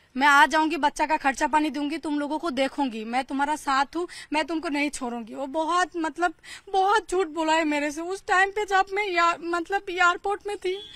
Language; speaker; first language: Hindi; non-native, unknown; Bangla